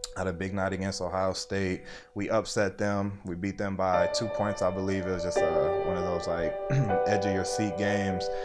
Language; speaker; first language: English; native; English